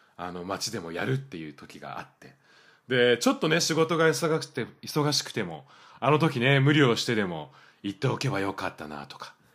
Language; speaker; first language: Japanese; native; Japanese